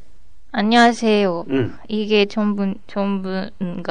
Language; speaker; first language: Korean; non-native, learner; Japanese